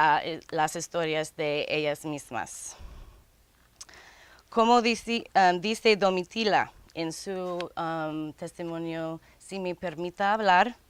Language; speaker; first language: Spanish; non-native, fluent; English